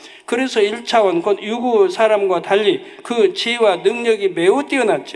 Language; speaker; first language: Korean; native; Korean